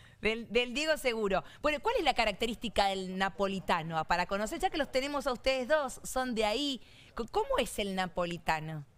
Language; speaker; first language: Spanish; native; Spanish